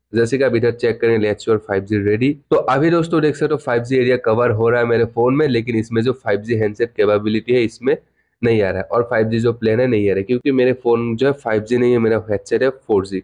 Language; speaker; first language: Hindi; non-native, local second language; Assamese